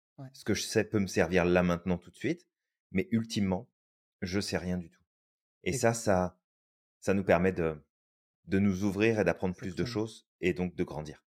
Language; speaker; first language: French; native; French